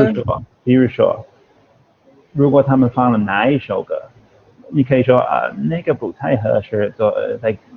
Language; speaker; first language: Chinese; non-native, fluent; English